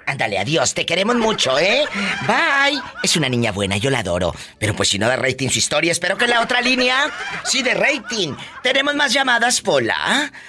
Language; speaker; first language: Spanish; native; Spanish